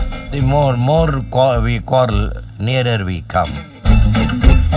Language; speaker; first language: English; non-native, local second language; Kannada